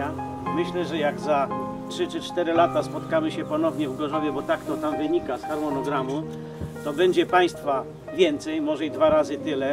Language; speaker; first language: Polish; native; Polish